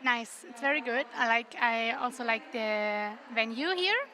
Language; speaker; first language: English; non-native, fluent; German